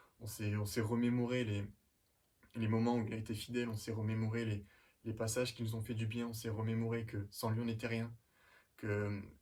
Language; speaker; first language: French; native; French